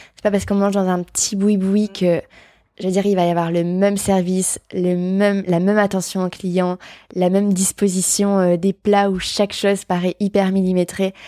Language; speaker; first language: French; native; French